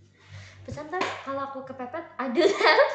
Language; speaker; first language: English; non-native, learner; Indonesian